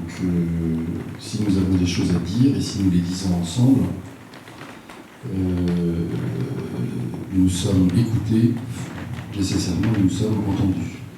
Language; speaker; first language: French; native; French